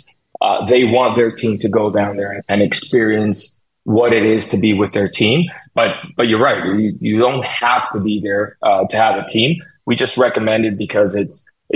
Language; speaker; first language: English; non-native, fluent; Spanish